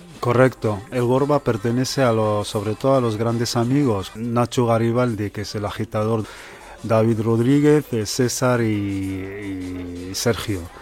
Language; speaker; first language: Spanish; early bilingual, other home language; Arabic